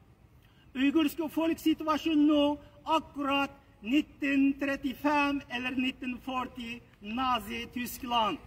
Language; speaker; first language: Norwegian; non-native, learner; Uyghur